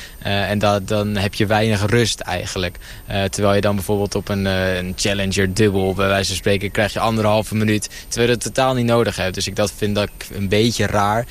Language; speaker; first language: Dutch; native; Dutch